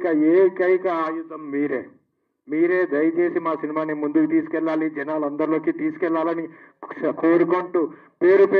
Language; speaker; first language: Telugu; native; Telugu